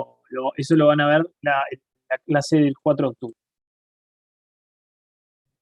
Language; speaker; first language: Spanish; native; Spanish